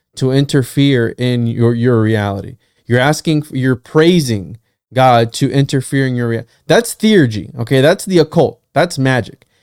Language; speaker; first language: English; non-native, fluent; Spanish